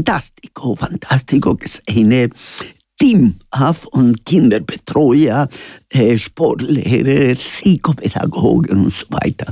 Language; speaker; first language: German; non-native, fluent; Spanish